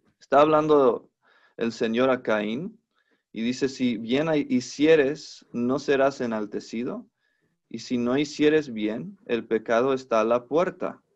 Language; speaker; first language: Spanish; non-native, fluent; English